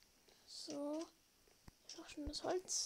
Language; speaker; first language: German; native; German